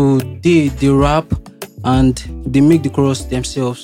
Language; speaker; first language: English; non-native, local second language; Yoruba